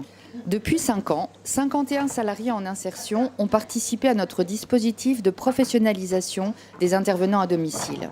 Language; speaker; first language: French; native; French